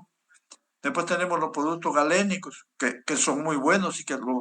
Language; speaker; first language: Spanish; native; Spanish